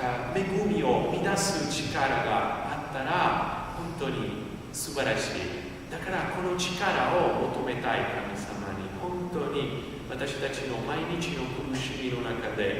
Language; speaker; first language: Japanese; non-native, fluent; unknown